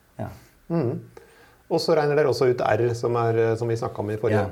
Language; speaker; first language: Norwegian; native; Norwegian